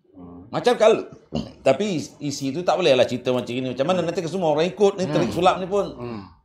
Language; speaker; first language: Malay; native; Malay